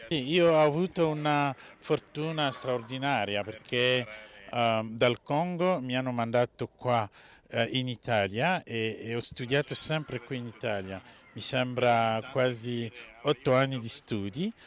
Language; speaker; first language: Italian; non-native, fluent; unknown